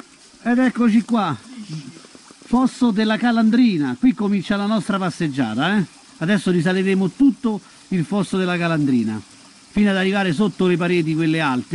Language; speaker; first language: Italian; native; Italian